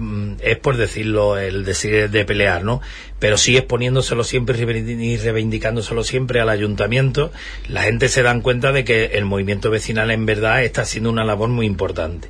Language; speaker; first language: Spanish; native; Spanish